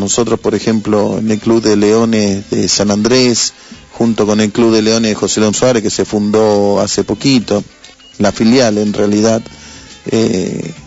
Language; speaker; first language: Spanish; native; Spanish